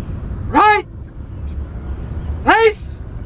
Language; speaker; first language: English; native; English